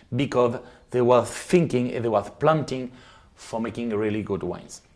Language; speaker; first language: English; non-native, fluent; French